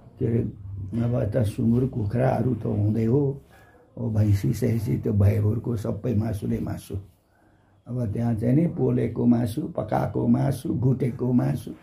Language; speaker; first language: Nepali; non-native, local second language; Limbu